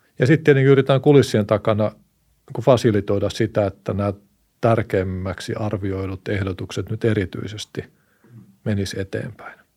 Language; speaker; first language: Finnish; native; Finnish